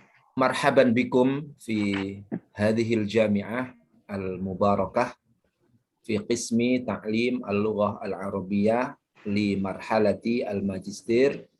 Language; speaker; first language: Arabic; non-native, fluent; Indonesian